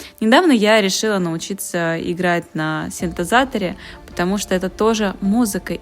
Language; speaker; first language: Russian; native; Russian